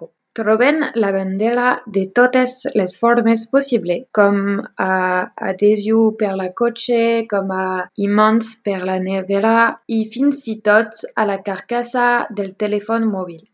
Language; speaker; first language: Catalan; non-native, learner; French